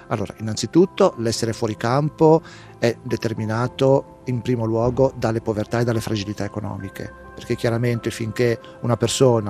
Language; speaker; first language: Italian; native; Italian